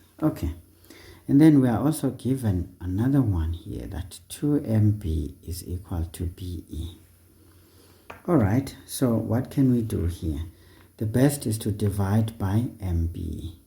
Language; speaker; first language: English; non-native, local second language; Xhosa